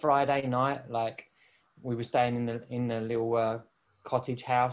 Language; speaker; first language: English; native; English